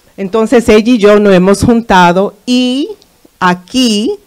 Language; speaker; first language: Spanish; early bilingual, heritage; Spanish